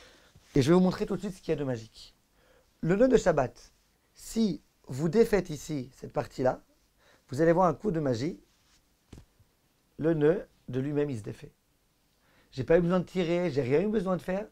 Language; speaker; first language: French; native; French